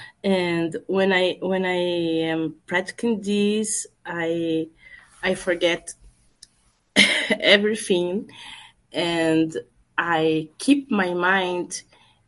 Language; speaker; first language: English; non-native, learner; Portuguese